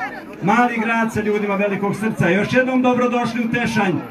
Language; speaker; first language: Bosnian; native; Bosnian